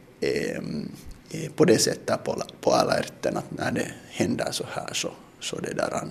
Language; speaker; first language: Swedish; non-native, local second language; Finnish